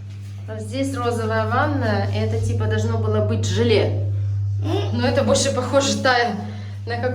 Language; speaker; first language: Russian; native; Russian